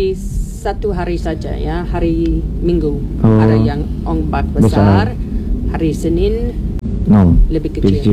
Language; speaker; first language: Indonesian; non-native, learner; English